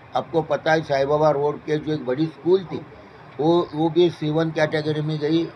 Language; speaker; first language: Hindi; non-native, local second language; Marathi